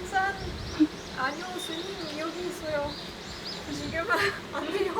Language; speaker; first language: Korean; non-native, learner; French